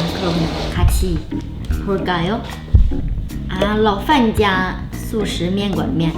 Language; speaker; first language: Korean; non-native, learner; Chinese